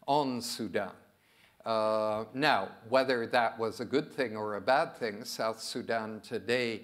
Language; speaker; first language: English; early bilingual, other home language; French